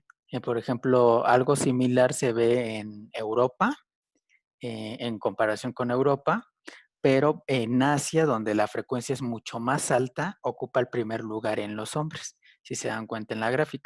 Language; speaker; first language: Spanish; native; Spanish